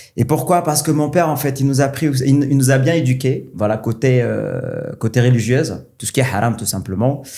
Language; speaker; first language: French; non-native, local second language; Arabic